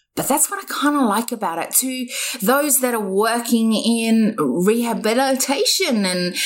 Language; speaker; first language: English; native; English